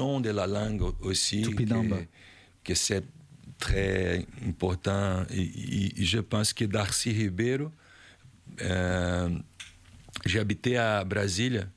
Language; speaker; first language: French; non-native, learner; Portuguese